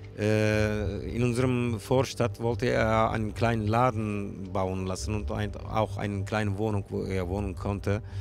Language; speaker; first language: German; early bilingual, other home language; Turkish